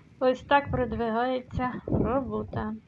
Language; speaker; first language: Ukrainian; native; Ukrainian